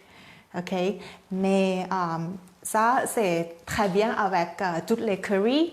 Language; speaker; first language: French; non-native, learner; Thai